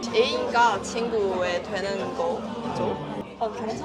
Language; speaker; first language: Korean; non-native, learner; Japanese